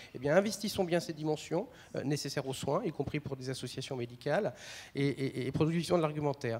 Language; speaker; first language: French; native; French